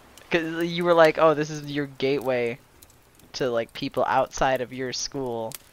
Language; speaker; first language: English; native; English